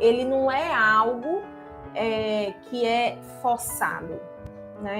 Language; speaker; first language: Portuguese; native; Portuguese